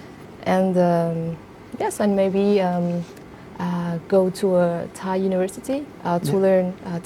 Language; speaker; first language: English; non-native, fluent; French